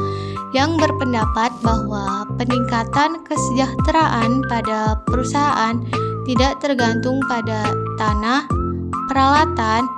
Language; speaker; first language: Indonesian; native; Indonesian